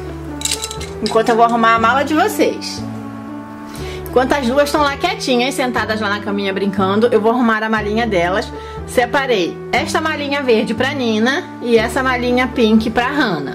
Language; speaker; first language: Portuguese; native; Portuguese